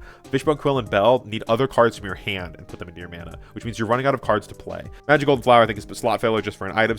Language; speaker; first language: English; native; English